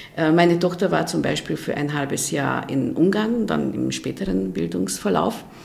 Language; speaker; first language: German; non-native, fluent; Hungarian